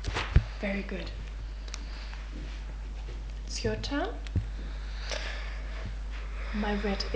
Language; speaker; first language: English; non-native, fluent; German